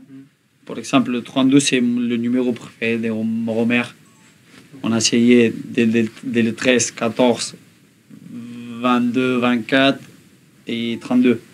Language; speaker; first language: French; non-native, learner; Spanish